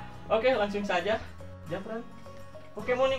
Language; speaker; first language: Indonesian; native; Indonesian